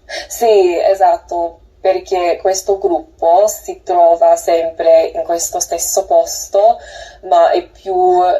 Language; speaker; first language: Italian; non-native, learner; English